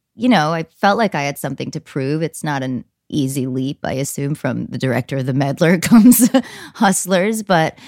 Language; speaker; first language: English; native; English